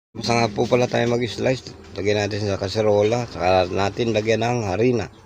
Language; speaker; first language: Filipino; native; Filipino